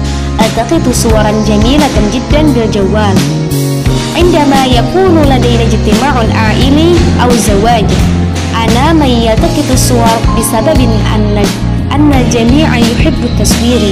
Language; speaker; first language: Arabic; non-native, learner; Indonesian